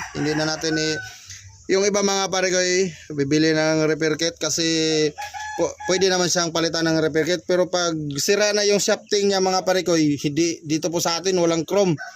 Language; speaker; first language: Filipino; non-native, local second language; Cebuano